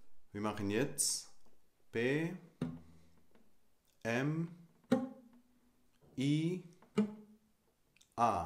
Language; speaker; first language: German; non-native, fluent; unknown